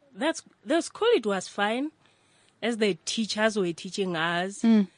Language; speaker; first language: English; non-native, local second language; Northern Sotho